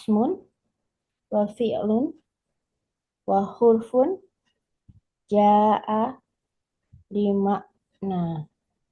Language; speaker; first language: Arabic; non-native, learner; Indonesian